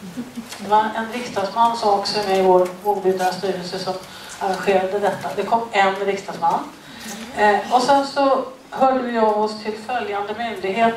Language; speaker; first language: Swedish; native; Swedish